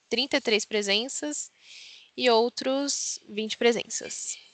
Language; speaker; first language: Portuguese; native; Portuguese